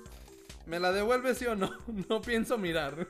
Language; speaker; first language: Spanish; native; Spanish